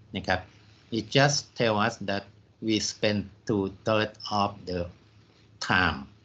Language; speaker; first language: English; non-native, fluent; Thai